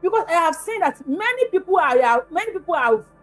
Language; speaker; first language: English; non-native, local second language; Yoruba